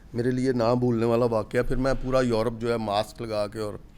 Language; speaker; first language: Urdu; non-native, local second language; Punjabi